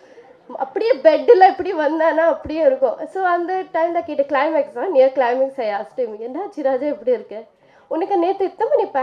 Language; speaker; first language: Tamil; non-native, fluent; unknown